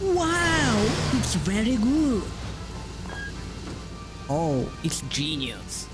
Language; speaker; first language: English; non-native, learner; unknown